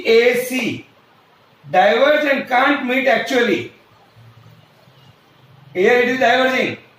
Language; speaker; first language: English; non-native, local second language; Hindi